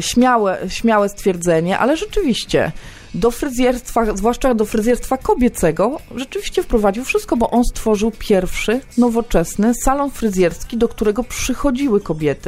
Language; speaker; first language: Polish; native; Polish